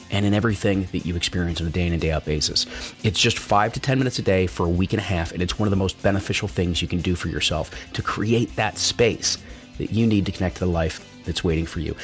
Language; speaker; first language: English; native; English